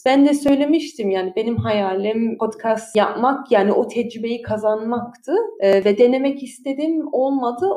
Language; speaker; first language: Turkish; early bilingual, heritage; Turkish